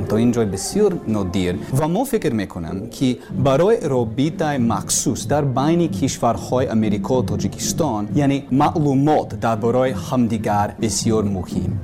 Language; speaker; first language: Persian; non-native, learner; English